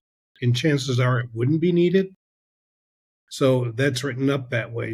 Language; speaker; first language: English; native; English